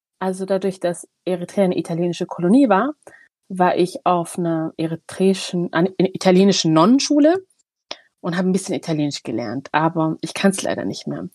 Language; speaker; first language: German; early bilingual, other home language; Tigrinya